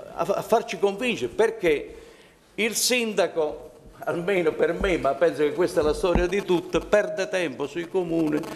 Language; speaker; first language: Italian; native; Italian